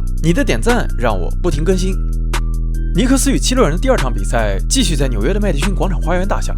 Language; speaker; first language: Chinese; native; Chinese